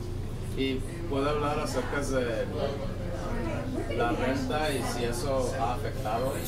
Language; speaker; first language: Spanish; early bilingual, other home language; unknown